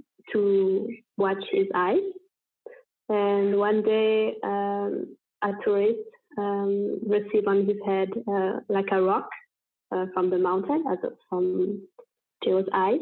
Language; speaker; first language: English; non-native, fluent; French